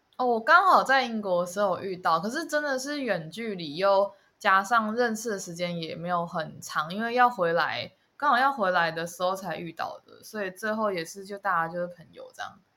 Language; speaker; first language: Chinese; native; Chinese